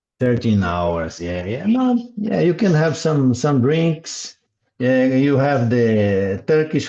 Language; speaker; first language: English; non-native, learner; Portuguese